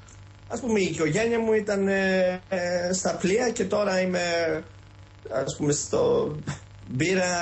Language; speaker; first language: Greek; early bilingual, heritage; Greek